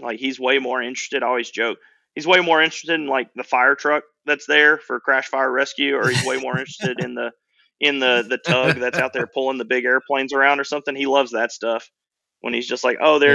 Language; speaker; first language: English; native; English